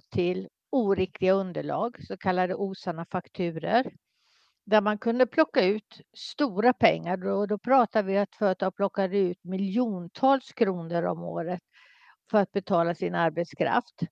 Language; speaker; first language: Swedish; native; Swedish